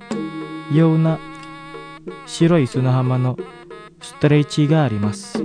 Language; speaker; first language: Japanese; non-native, fluent; Indonesian